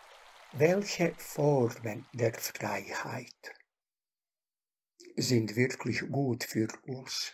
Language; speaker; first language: German; non-native, fluent; Bosnian